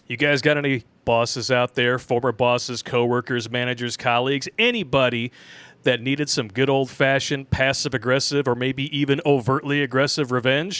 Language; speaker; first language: English; native; English